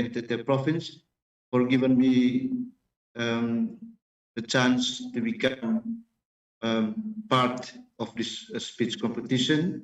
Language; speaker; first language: English; non-native, fluent; Indonesian